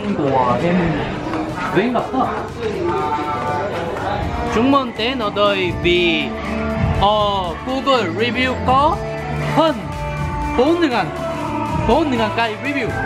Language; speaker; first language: Vietnamese; non-native, learner; Korean